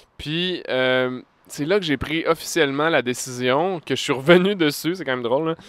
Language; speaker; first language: French; native; French